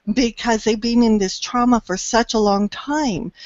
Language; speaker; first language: English; native; English